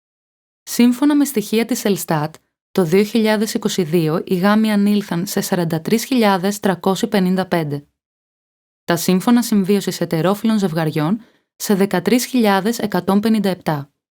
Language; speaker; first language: Greek; native; Greek